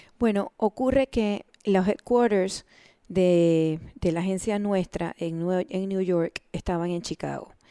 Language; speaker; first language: Spanish; native; Spanish